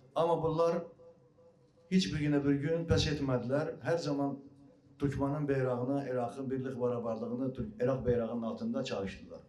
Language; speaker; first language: Turkish; early bilingual, heritage; Arabic